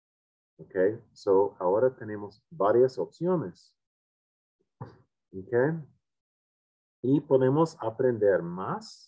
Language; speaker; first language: Spanish; non-native, fluent; English